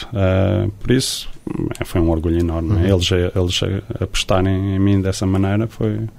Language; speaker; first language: Portuguese; early bilingual, heritage; Portuguese